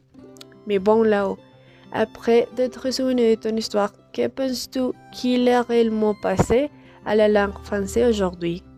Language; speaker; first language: French; non-native, learner; Spanish